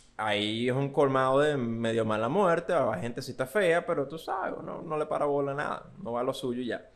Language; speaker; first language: Spanish; native; Spanish